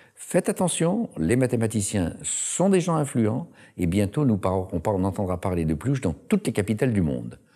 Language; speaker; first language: French; native; French